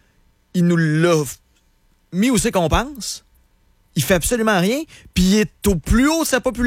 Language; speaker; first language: French; native; French